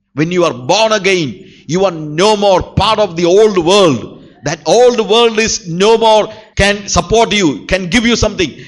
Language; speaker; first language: English; non-native, local second language; Malayalam